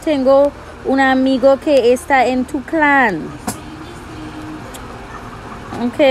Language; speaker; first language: Spanish; non-native, learner; English